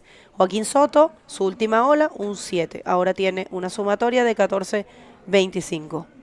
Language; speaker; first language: Spanish; native; Spanish